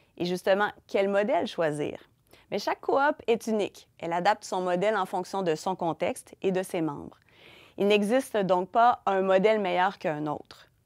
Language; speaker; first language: French; native; French